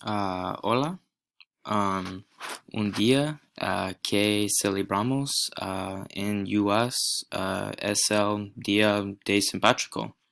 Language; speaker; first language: Spanish; non-native, learner; English